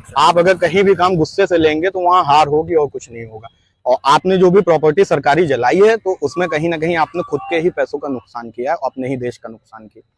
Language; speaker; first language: Hindi; native; Hindi